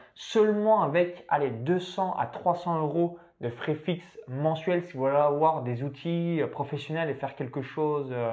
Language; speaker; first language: French; native; French